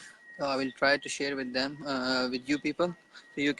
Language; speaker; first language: English; non-native, fluent; Urdu